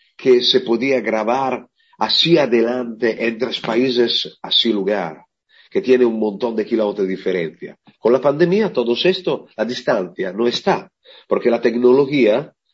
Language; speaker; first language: Spanish; non-native, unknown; Italian